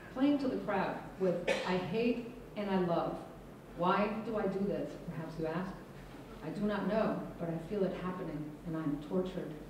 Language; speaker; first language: English; non-native, fluent; Spanish